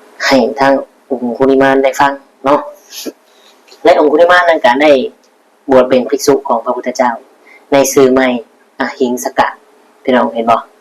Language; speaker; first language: Thai; non-native, local second language; Northeastern Thai